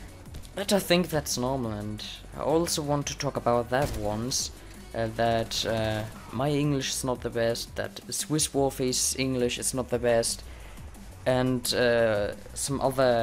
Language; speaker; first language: English; non-native, fluent; Swiss German